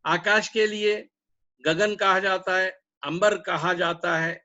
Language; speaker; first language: Hindi; non-native, local second language; Kannada